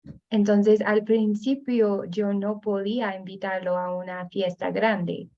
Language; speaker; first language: Spanish; non-native, fluent; English